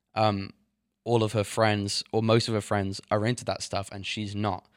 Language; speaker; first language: English; native; English